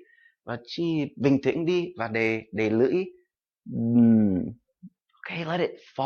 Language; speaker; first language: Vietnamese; non-native, fluent; English